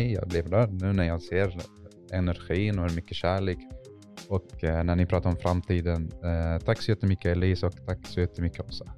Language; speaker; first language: Swedish; non-native, fluent; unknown